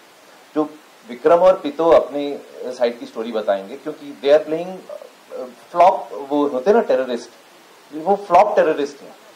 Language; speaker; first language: Hindi; native; Hindi